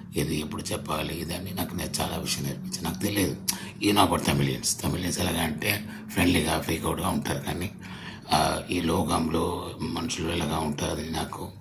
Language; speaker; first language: Telugu; non-native, learner; Tamil